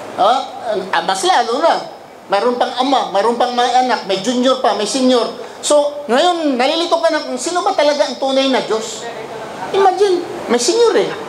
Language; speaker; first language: Filipino; non-native, local second language; Cebuano